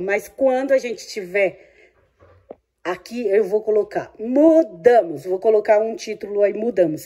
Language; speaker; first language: Portuguese; native; Portuguese